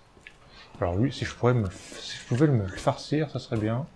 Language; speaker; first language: French; native; French